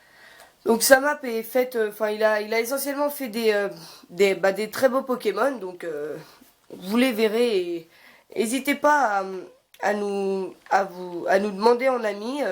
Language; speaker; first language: French; native; French